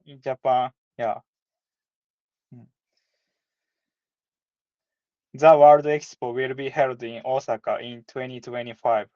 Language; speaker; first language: English; non-native, learner; Japanese